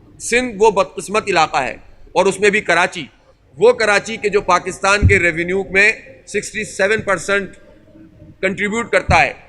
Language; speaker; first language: Urdu; native; Urdu